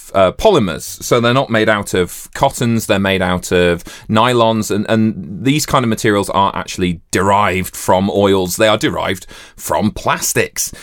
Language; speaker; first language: English; native; English